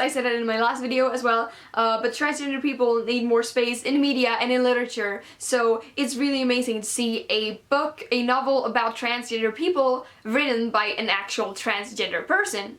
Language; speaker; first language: English; non-native, fluent; Swedish